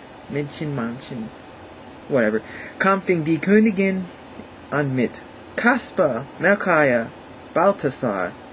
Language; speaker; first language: German; non-native, learner; English